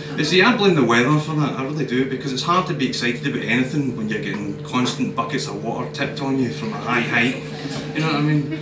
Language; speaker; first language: English; native; English